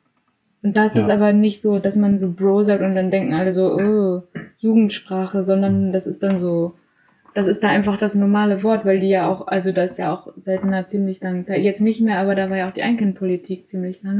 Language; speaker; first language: German; native; German